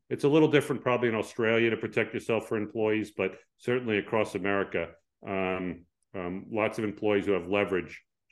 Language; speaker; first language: English; native; English